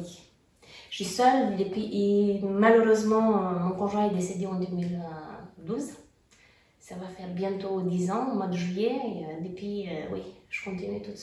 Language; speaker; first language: French; non-native, fluent; Romanian